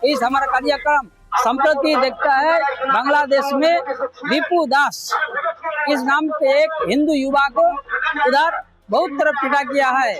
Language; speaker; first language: Hindi; non-native, local second language; Bangla